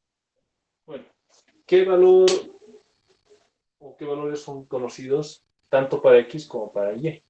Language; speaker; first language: Spanish; native; Spanish